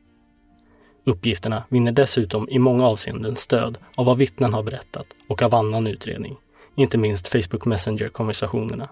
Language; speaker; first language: Swedish; native; Swedish